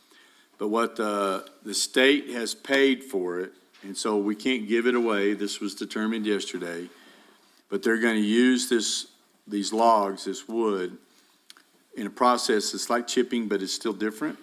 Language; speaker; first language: English; native; English